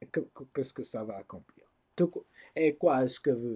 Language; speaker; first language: French; non-native, learner; English